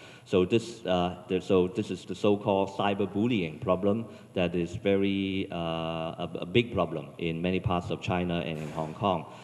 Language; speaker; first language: English; non-native, local second language; Cantonese